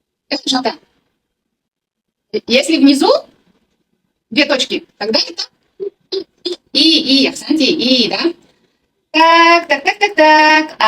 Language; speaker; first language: Russian; non-native, local second language; Kazakh